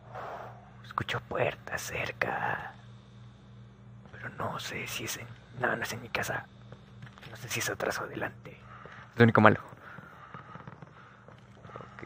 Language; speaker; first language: Spanish; native; Spanish